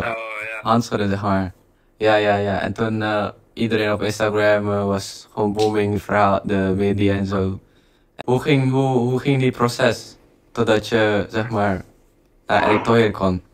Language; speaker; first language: Dutch; non-native, fluent; Indonesian